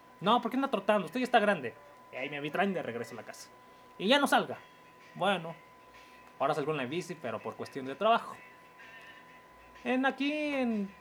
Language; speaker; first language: Spanish; native; Spanish